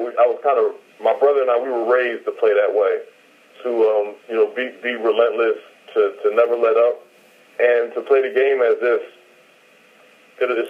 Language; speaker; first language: English; native; English